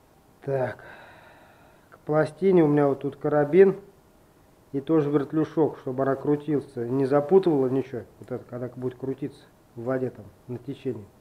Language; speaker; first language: Russian; native; Russian